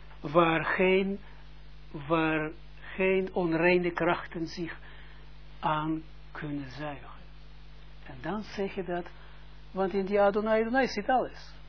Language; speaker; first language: Dutch; non-native, fluent; Russian